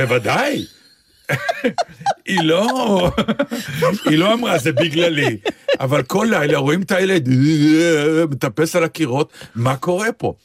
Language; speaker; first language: Hebrew; native; Hebrew